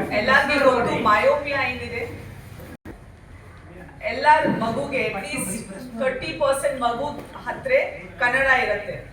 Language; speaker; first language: Kannada; non-native, learner; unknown